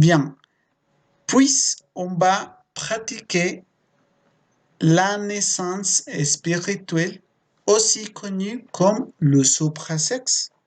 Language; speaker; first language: French; non-native, fluent; Spanish